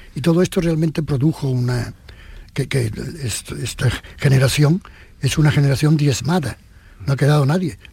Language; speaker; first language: Spanish; native; Spanish